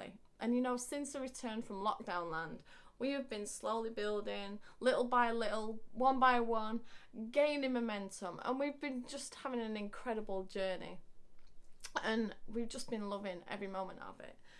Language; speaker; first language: English; native; English